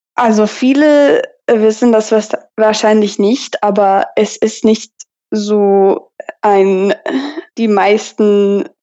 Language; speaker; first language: German; non-native, fluent; English